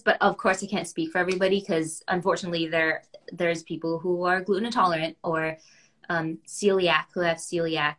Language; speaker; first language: English; early bilingual, other home language; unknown